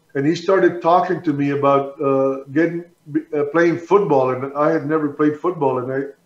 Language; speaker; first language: English; native; English